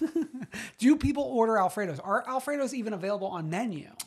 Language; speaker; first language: English; early bilingual, other home language; Italian